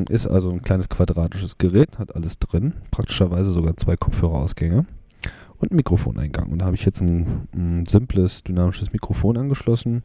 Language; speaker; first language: German; native; German